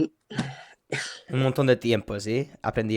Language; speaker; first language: Spanish; non-native, fluent; English